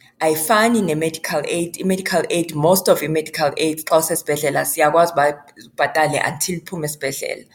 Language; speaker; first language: Xhosa; non-native, local second language; Zulu